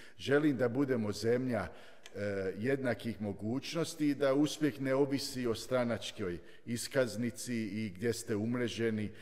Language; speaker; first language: Croatian; early bilingual, heritage; Croatian